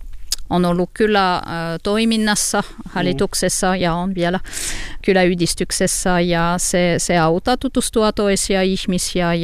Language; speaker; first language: Finnish; non-native, learner; French